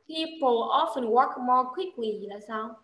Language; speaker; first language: English; non-native, fluent; Vietnamese